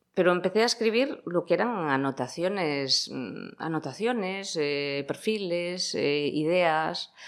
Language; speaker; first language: Spanish; native; Spanish